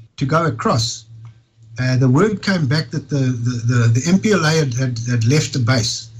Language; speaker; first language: English; native; English